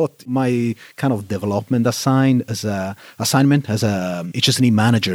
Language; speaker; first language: English; non-native, fluent; Italian